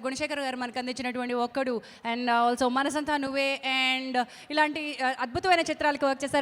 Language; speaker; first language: Telugu; native; Telugu